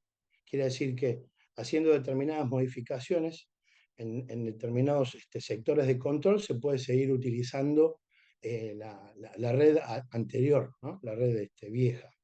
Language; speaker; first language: Spanish; native; Spanish